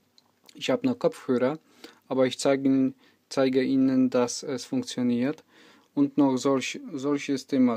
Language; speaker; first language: German; non-native, learner; Polish